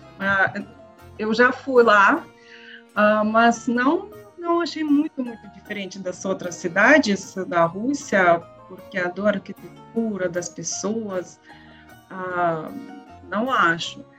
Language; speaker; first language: Portuguese; non-native, learner; Russian